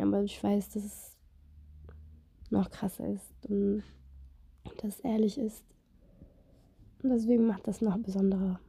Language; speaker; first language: German; non-native, fluent; Russian